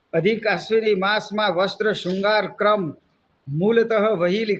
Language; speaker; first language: Hindi; non-native, local second language; Gujarati